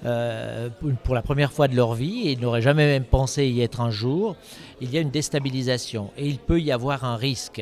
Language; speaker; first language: French; native; French